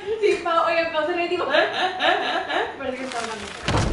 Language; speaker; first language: Spanish; native; Spanish